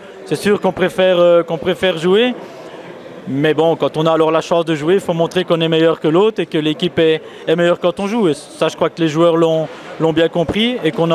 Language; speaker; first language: French; native; French